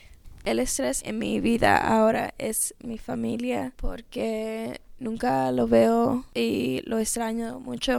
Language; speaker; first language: Spanish; non-native, learner; English